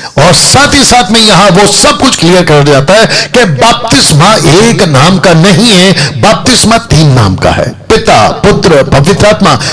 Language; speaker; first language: Hindi; non-native, local second language; Telugu